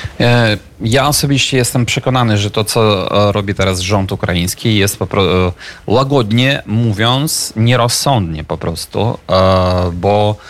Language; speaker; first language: Polish; non-native, fluent; Ukrainian